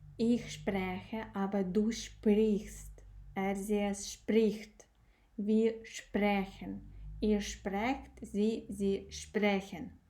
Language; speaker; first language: German; non-native, fluent; Ukrainian